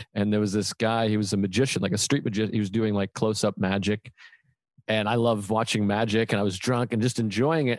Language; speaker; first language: English; native; English